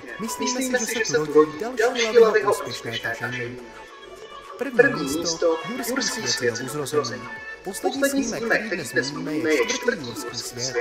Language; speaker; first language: Czech; native; Czech